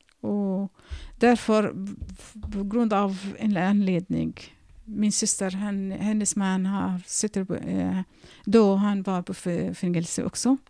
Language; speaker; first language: Swedish; non-native, fluent; Arabic